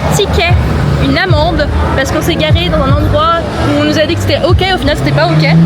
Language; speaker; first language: French; native; French